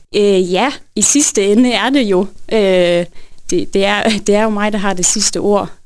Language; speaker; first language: Danish; native; Danish